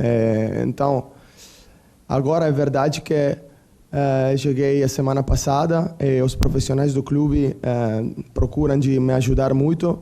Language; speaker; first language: Portuguese; non-native, learner; Italian